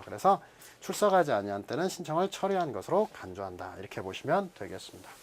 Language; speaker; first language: Korean; native; Korean